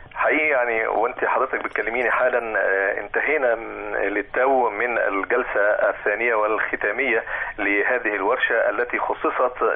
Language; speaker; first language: Arabic; native; Arabic